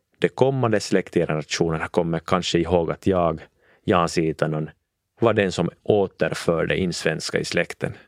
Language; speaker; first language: Swedish; non-native, local second language; Finnish